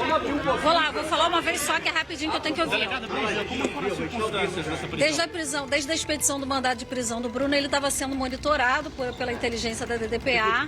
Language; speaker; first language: Portuguese; native; Portuguese